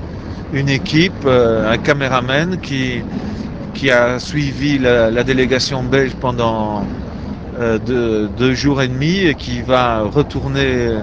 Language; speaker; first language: French; native; French